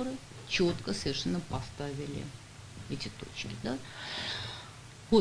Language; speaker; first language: Russian; native; Russian